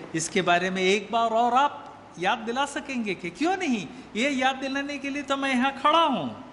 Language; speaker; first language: Hindi; native; Hindi